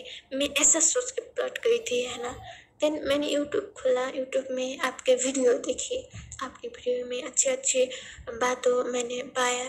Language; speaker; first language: Hindi; non-native, learner; Nepali